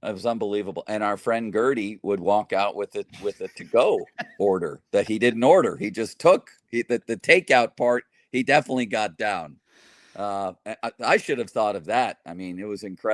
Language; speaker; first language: English; native; English